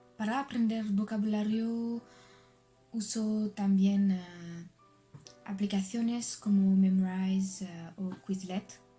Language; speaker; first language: Spanish; non-native, learner; French